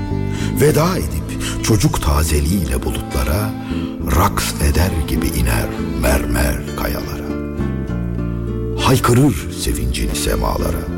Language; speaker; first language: Turkish; native; Turkish